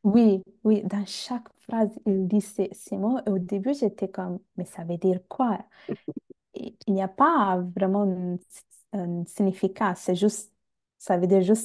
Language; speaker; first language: French; non-native, fluent; Bangla